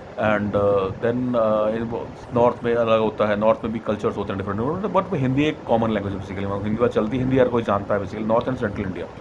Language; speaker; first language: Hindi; non-native, local second language; Bangla